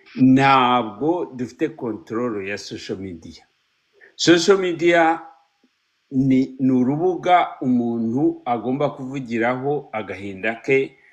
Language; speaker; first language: Kinyarwanda; early bilingual, heritage; Kinyarwanda